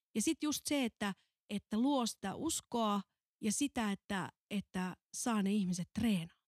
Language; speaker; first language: Finnish; native; Finnish